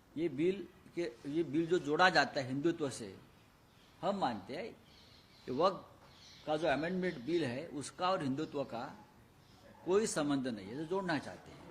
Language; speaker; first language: Hindi; non-native, local second language; Marathi